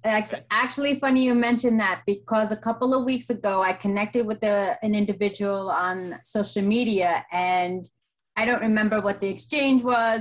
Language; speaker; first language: English; native; English